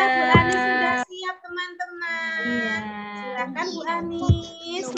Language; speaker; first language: Indonesian; native; Indonesian